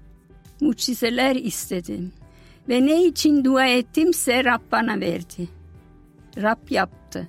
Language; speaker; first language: Turkish; non-native, fluent; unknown